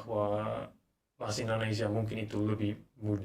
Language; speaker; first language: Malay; non-native, learner; English